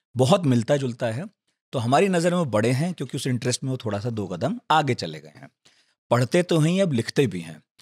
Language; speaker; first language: Hindi; native; Hindi